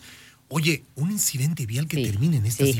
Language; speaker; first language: Spanish; native; Spanish